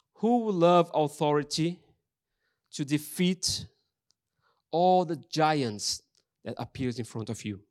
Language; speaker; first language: English; non-native, fluent; Portuguese